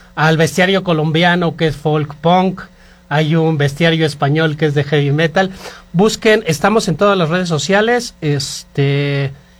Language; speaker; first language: Spanish; native; Spanish